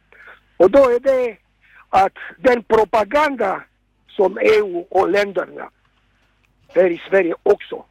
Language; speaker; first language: Swedish; non-native, fluent; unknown